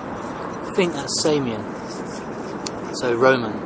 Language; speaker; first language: English; native; English